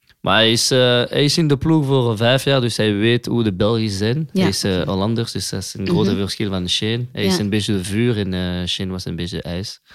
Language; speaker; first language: Dutch; non-native, local second language; French